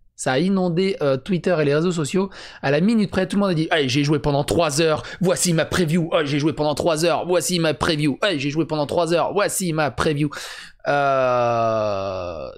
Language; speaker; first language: French; native; French